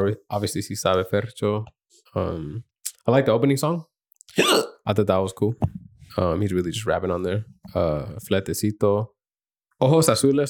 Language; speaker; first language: English; early bilingual, other home language; Spanish